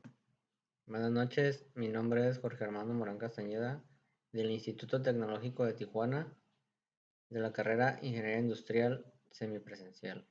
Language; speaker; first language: Spanish; native; Spanish